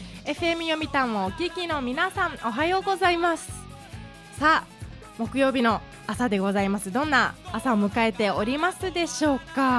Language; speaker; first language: Japanese; native; Japanese